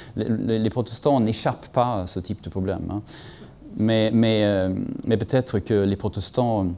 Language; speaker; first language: French; non-native, fluent; Swedish